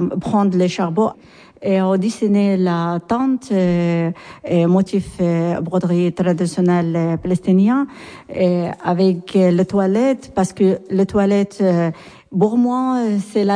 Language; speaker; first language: French; non-native, learner; Arabic